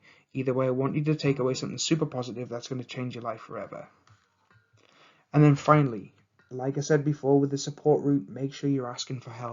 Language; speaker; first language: English; native; English